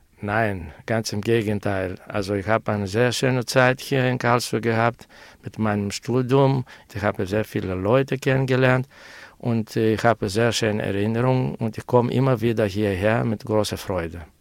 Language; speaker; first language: German; non-native, fluent; Greek